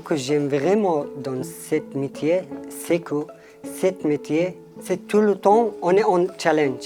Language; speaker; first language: French; non-native, fluent; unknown